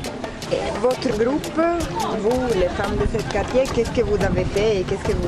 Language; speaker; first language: French; non-native, fluent; Italian